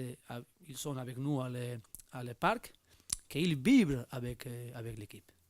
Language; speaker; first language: French; non-native, learner; Spanish